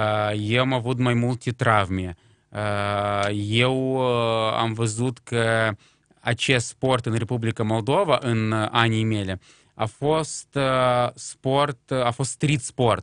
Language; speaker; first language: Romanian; non-native, local second language; Russian